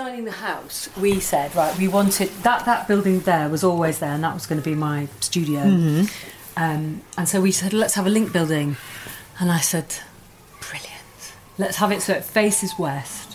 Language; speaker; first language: English; native; English